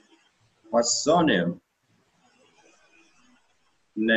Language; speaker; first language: English; non-native, learner; Vietnamese